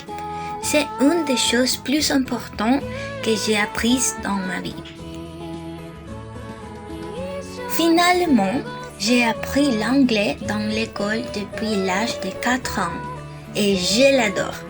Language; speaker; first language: French; non-native, learner; Spanish